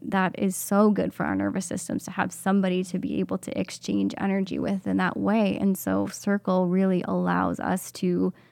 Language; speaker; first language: English; native; English